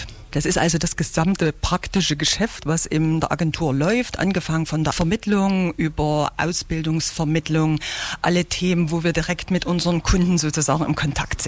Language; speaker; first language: German; native; German